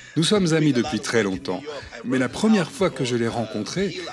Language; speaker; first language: French; non-native, fluent; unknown